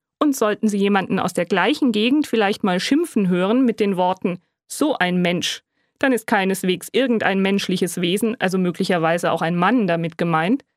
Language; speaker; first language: German; native; German